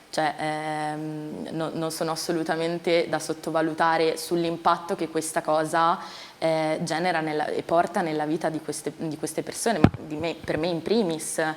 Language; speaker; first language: Italian; early bilingual, other home language; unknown